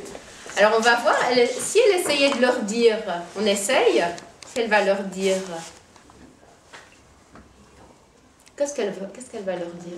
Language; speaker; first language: French; native; French